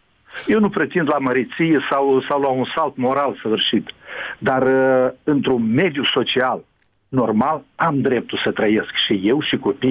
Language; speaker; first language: Romanian; native; Romanian